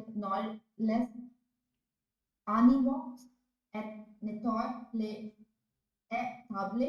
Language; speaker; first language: French; non-native, learner; Hindi